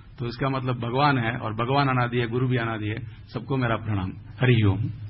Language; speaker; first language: Hindi; non-native, local second language; Tamil